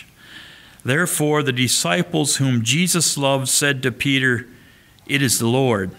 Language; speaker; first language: English; native; English